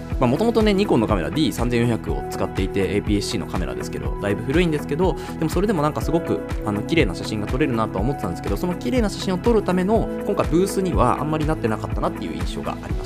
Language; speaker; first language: Japanese; native; Japanese